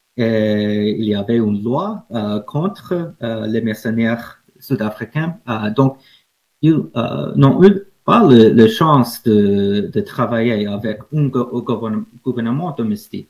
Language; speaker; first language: French; non-native, learner; English